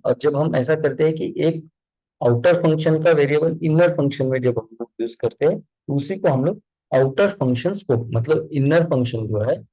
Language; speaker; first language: Hindi; non-native, local second language; Marathi